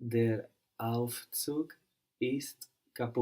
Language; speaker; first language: German; non-native, learner; English